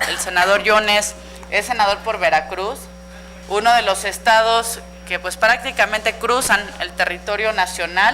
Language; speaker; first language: Spanish; native; Spanish